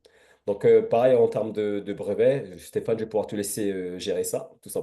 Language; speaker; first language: French; native; French